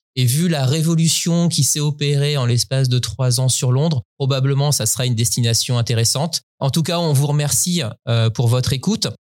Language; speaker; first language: French; native; French